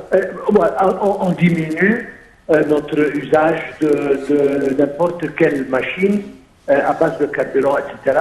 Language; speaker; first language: French; non-native, fluent; Arabic